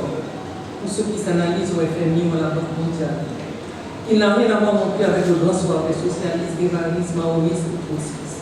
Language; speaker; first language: French; non-native, local second language; Haitian Creole